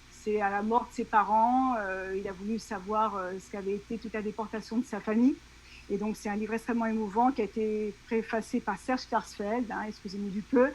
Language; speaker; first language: French; native; French